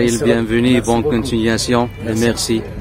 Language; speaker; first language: French; non-native, local second language; Arabic